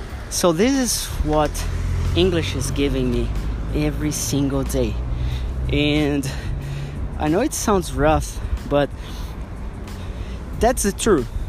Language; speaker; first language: English; non-native, fluent; Portuguese